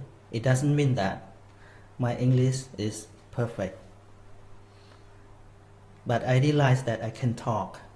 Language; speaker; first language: English; non-native, fluent; Khmer